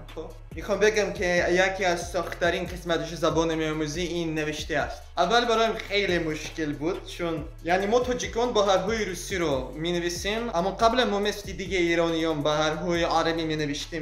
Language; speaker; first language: Persian; non-native, learner; Russian